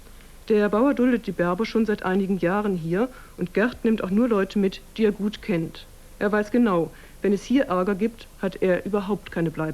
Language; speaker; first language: German; native; German